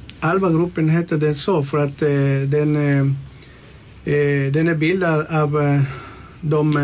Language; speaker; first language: Swedish; non-native, local second language; Spanish